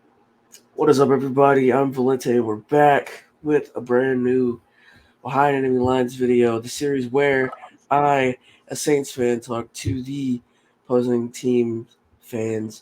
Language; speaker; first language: English; native; English